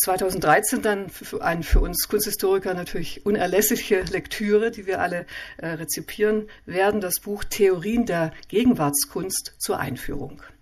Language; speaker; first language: German; native; German